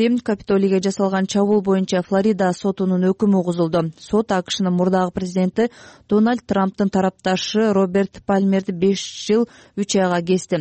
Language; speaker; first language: Kyrgyz; native; Kyrgyz